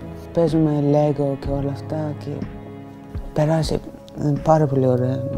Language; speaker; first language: Greek; non-native, learner; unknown